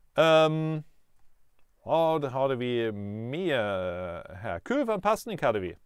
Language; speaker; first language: Swedish; non-native, fluent; German